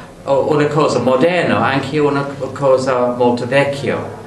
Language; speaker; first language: Italian; non-native, learner; English